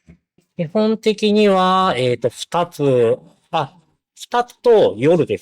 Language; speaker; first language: Japanese; native; Japanese